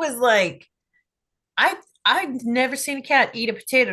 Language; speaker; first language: English; native; English